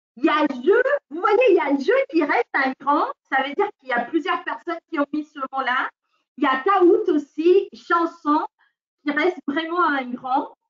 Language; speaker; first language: French; non-native, fluent; Spanish